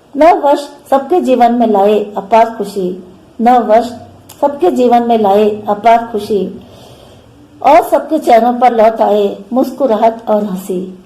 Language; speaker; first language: Hindi; non-native, local second language; Kannada